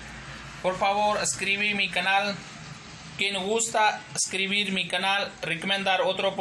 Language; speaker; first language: Spanish; non-native, learner; Urdu